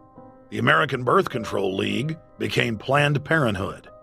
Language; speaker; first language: English; native; English